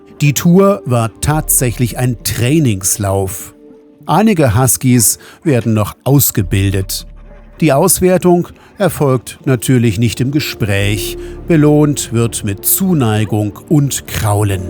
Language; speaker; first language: German; native; German